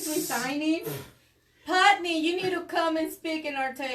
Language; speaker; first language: English; native; English